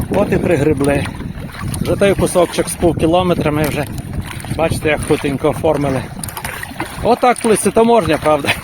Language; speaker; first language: Ukrainian; native; Ukrainian